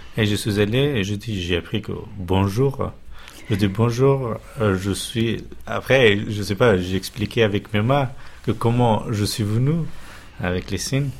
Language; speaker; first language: French; non-native, fluent; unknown